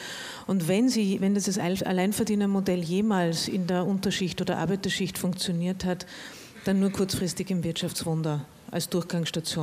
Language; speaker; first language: German; native; German